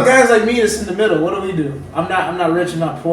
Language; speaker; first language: English; native; English